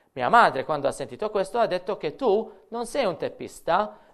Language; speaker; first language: Italian; non-native, fluent; Maltese